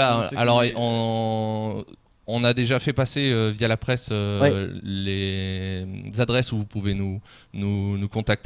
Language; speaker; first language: French; native; French